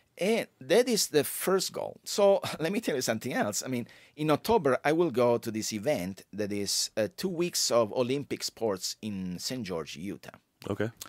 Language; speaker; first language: English; non-native, fluent; Italian